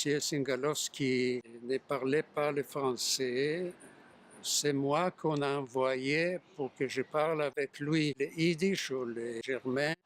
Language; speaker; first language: French; non-native, fluent; Yiddish